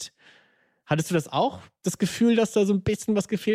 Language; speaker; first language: German; native; German